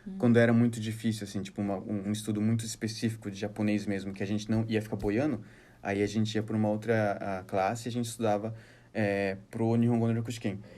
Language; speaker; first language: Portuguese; early bilingual, heritage; Portuguese